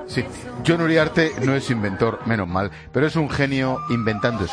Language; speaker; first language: Spanish; native; Spanish